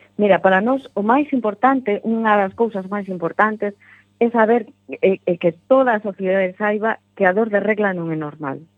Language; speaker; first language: Galician; non-native, local second language; Spanish